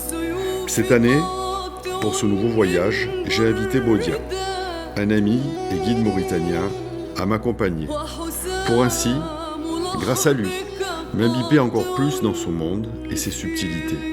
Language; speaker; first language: French; native; French